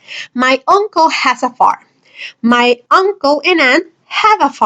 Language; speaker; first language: English; non-native, fluent; Spanish